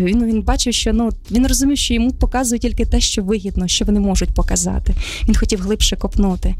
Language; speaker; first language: Ukrainian; native; Ukrainian